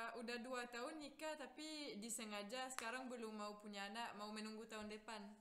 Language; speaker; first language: Indonesian; non-native, fluent; French